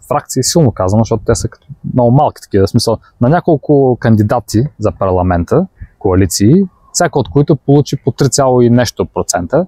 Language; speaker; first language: Bulgarian; native; Bulgarian